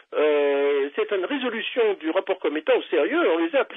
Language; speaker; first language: French; native; French